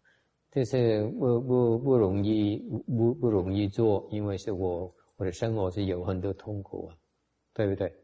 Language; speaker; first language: Chinese; non-native, fluent; Vietnamese